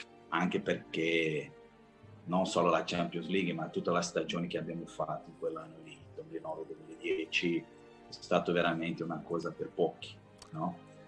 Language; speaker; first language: Italian; non-native, fluent; Portuguese